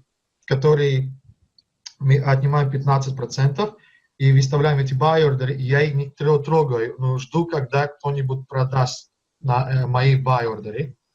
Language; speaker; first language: Russian; early bilingual, heritage; Russian